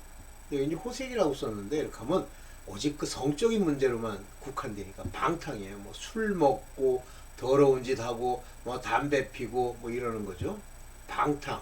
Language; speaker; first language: Korean; native; Korean